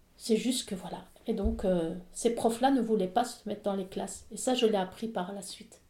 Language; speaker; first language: French; native; French